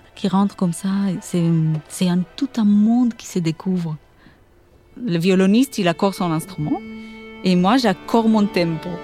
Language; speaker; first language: French; non-native, fluent; Portuguese